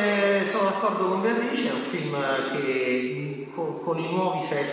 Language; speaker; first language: Italian; native; Italian